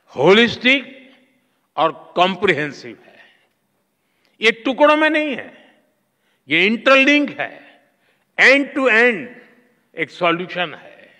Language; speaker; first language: Hindi; non-native, local second language; Gujarati